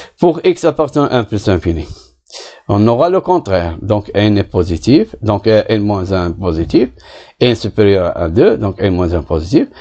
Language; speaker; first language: French; non-native, local second language; Arabic